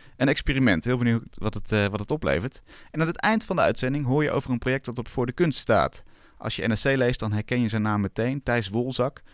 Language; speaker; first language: Dutch; native; Dutch